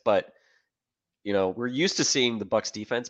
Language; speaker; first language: English; native; English